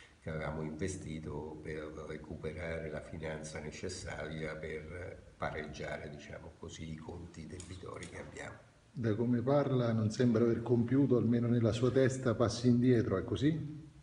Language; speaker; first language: Italian; native; Italian